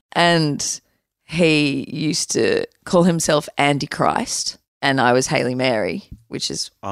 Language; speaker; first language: English; native; English